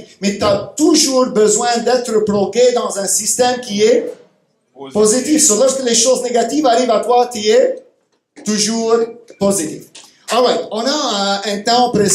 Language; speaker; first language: French; non-native, fluent; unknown